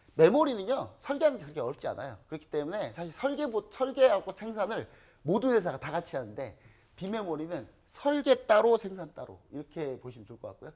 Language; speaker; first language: Korean; native; Korean